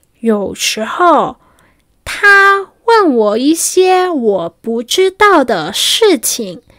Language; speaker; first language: Chinese; non-native, fluent; Spanish